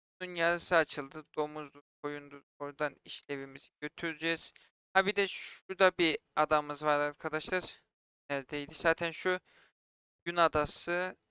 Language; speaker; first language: Turkish; native; Turkish